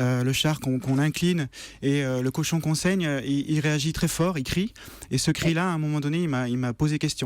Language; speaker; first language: French; native; French